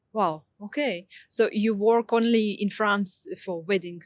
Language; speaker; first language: English; non-native, fluent; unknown